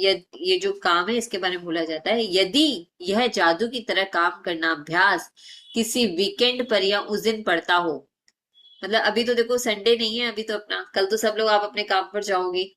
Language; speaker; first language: Hindi; native; Hindi